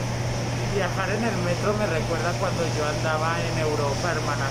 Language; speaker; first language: Spanish; native; Spanish